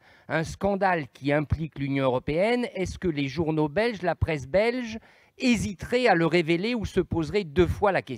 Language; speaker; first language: French; native; French